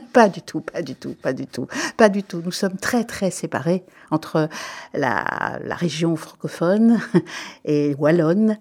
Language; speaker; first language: French; native; French